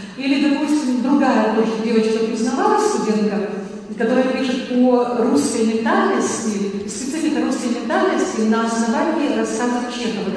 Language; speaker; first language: Russian; non-native, local second language; Karachay-Balkar